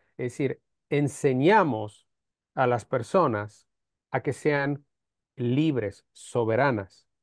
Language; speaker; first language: Spanish; non-native, fluent; Romanian